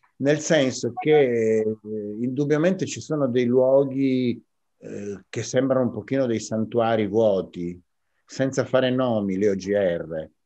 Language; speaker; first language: Italian; native; Italian